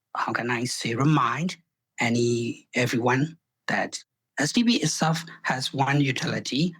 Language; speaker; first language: English; non-native, fluent; Burmese